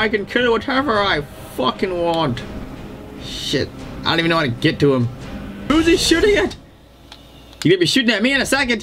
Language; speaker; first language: English; native; English